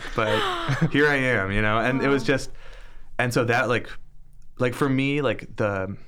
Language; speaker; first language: English; native; English